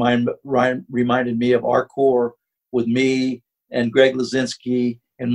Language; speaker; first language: English; native; English